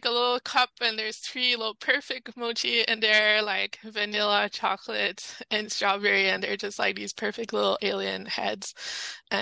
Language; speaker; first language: English; non-native, fluent; French